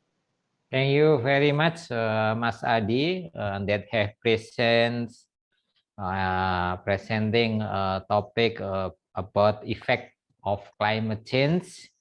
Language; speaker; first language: English; non-native, fluent; Indonesian